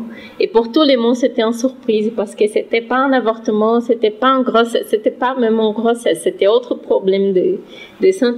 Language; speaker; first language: French; non-native, learner; Portuguese